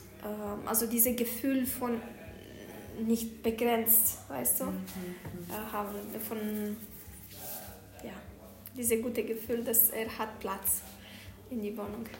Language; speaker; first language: German; non-native, fluent; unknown